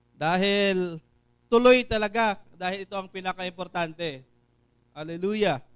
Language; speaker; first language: Filipino; non-native, local second language; Hiligaynon